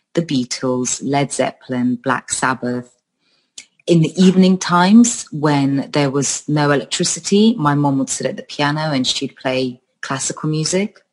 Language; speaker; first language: English; early bilingual, other home language; Georgian